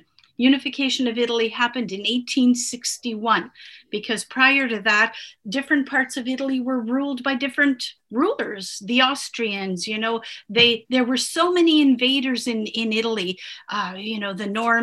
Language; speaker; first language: English; non-native, fluent; Italian